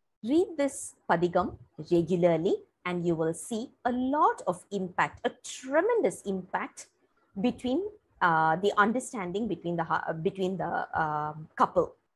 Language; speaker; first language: English; non-native, local second language; Tamil